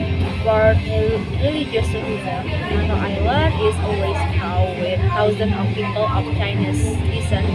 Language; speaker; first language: English; non-native, learner; Indonesian